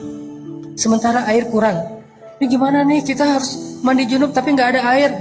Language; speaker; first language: Indonesian; native; Indonesian